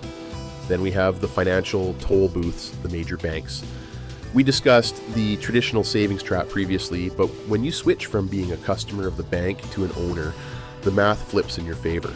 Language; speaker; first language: English; native; English